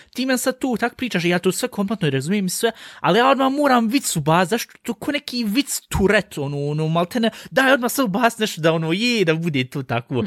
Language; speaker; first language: Bosnian; early bilingual, heritage; Bosnian